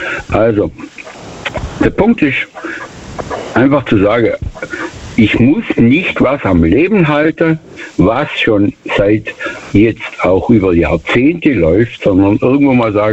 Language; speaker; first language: German; native; German